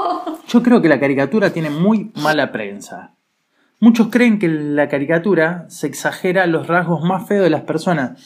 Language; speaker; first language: Spanish; native; Spanish